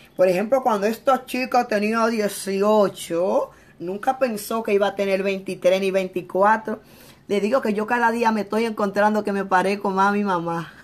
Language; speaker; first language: Spanish; native; Spanish